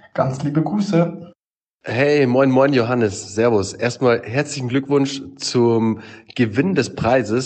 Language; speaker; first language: German; native; German